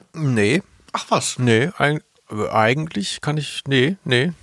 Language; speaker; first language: German; native; German